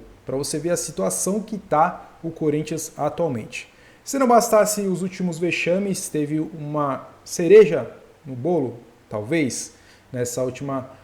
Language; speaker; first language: Portuguese; native; Portuguese